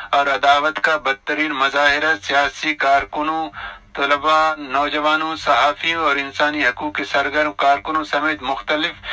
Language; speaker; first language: Urdu; non-native, local second language; Baluchi